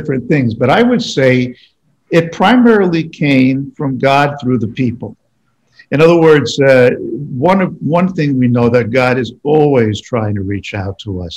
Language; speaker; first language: English; native; English